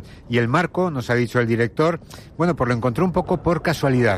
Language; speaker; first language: Spanish; native; Spanish